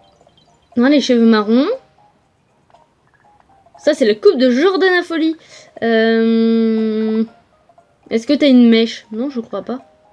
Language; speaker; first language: French; native; French